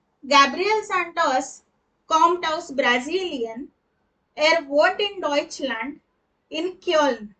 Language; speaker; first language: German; non-native, fluent; Hindi